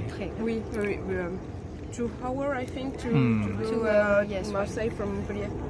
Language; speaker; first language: English; non-native, learner; French